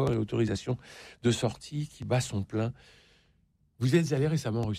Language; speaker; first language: French; native; French